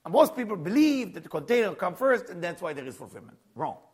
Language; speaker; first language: English; non-native, fluent; Hebrew